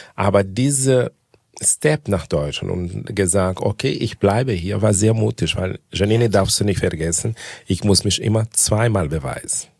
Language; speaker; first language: German; non-native, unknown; Portuguese